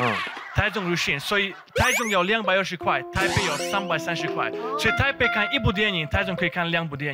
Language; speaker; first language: Chinese; non-native, fluent; Slovak